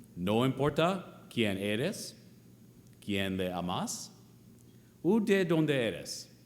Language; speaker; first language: Spanish; non-native, learner; English